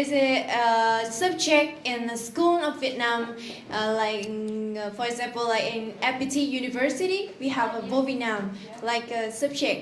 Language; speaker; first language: English; non-native, learner; Vietnamese